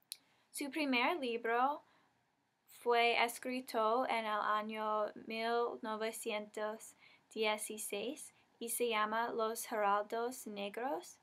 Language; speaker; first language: Spanish; non-native, learner; English